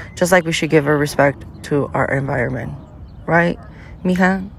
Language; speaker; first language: English; early bilingual, other home language; Spanish